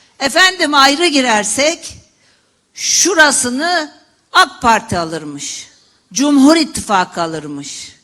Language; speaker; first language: Turkish; native; Turkish